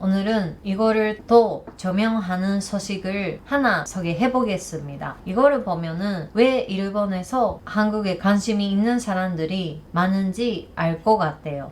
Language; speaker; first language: Korean; non-native, learner; Japanese